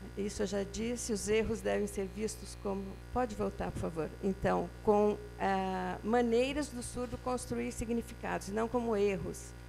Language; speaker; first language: Portuguese; native; Portuguese